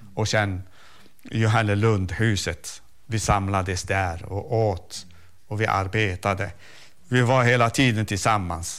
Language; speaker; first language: Swedish; non-native, fluent; Arabic